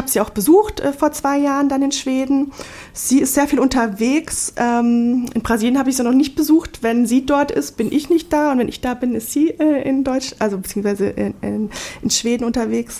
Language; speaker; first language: German; native; German